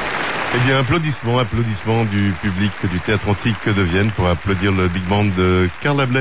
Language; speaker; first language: French; native; French